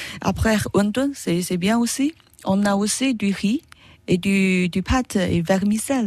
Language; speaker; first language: French; non-native, learner; Chinese